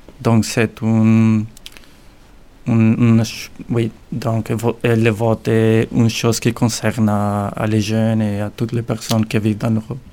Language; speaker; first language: French; non-native, learner; Spanish